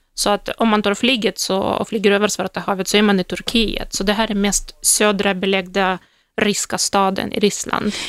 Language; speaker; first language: Swedish; non-native, fluent; Russian